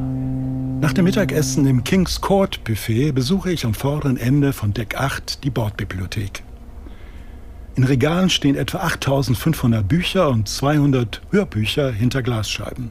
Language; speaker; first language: German; native; German